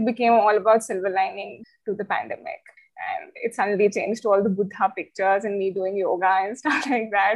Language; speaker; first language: English; non-native, local second language; Hindi